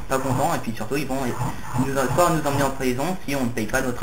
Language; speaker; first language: French; native; French